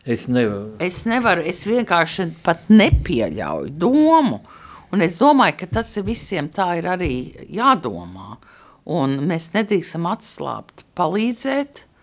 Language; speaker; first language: Latvian; early bilingual, heritage; Latvian